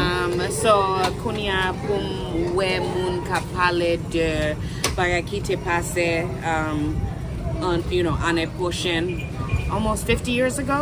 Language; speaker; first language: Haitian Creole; early bilingual, heritage; English